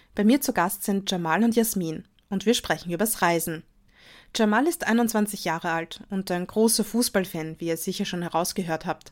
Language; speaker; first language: German; native; German